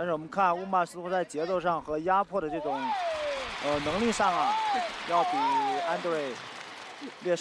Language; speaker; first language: Chinese; native; Chinese